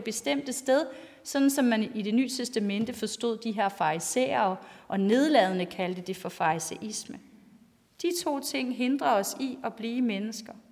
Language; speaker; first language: Danish; native; Danish